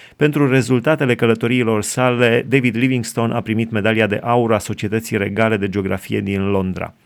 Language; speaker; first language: Romanian; native; Romanian